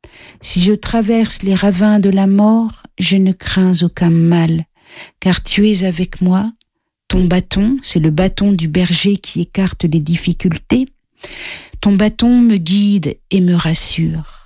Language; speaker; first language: French; native; French